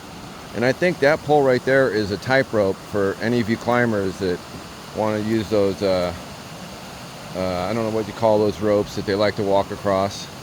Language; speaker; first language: English; native; English